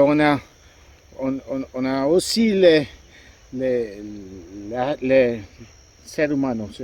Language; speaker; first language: French; non-native, fluent; Spanish